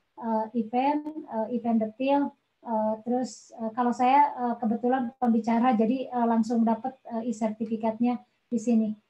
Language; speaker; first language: Indonesian; non-native, local second language; Sundanese